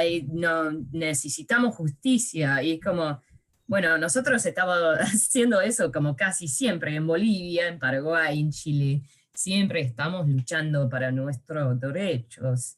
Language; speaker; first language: Spanish; early bilingual, heritage; Spanish